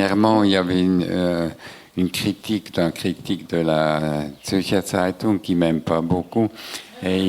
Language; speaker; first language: French; non-native, local second language; German